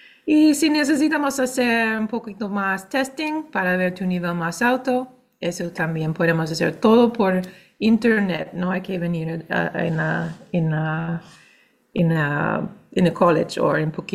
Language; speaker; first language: Spanish; non-native, fluent; English